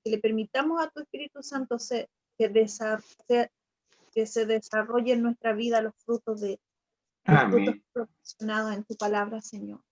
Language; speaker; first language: Spanish; native; Spanish